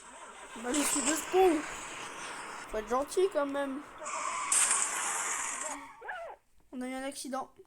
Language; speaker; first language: French; native; French